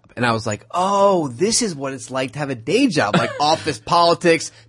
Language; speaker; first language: English; native; English